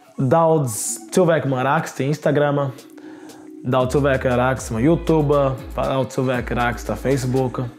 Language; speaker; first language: Latvian; non-native, learner; Portuguese